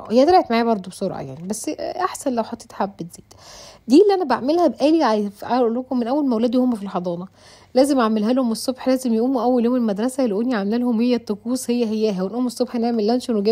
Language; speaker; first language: Arabic; native; Arabic